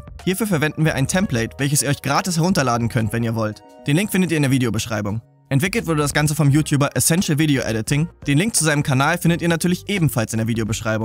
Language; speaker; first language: German; native; German